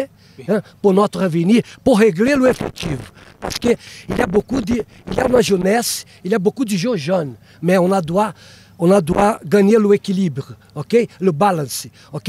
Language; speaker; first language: French; non-native, learner; Portuguese